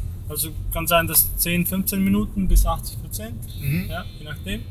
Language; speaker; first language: German; native; German